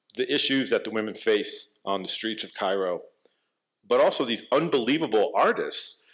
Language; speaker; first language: English; native; English